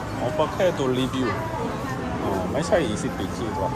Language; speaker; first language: Korean; native; Korean